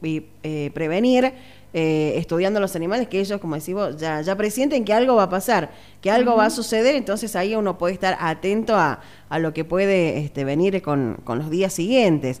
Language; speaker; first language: Spanish; native; Spanish